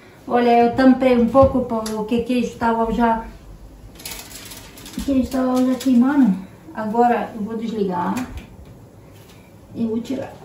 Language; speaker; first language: Portuguese; non-native, fluent; Ukrainian